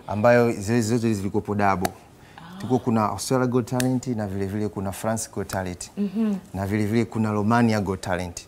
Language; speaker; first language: Swahili; native; Swahili